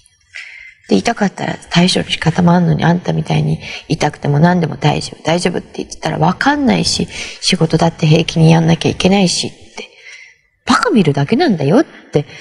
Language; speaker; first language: Japanese; native; Japanese